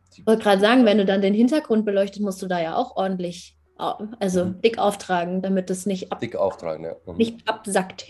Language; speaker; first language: German; native; German